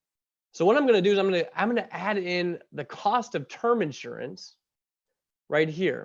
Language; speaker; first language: English; native; English